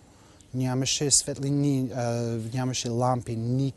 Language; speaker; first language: Bulgarian; non-native, fluent; English